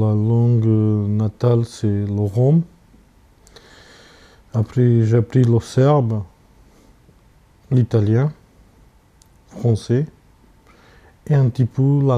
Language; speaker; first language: French; non-native, fluent; Romany